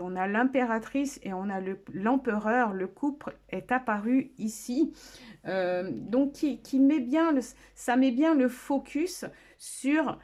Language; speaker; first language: French; native; French